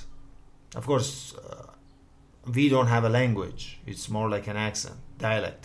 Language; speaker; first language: English; non-native, fluent; Persian